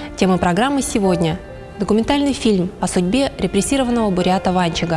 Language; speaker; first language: Russian; native; Russian